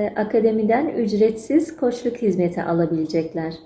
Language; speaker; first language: Turkish; native; Turkish